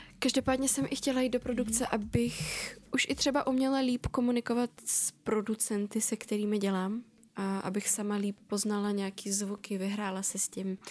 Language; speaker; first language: Czech; early bilingual, other home language; Russian